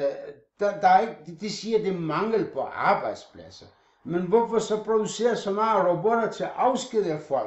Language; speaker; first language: Danish; non-native, fluent; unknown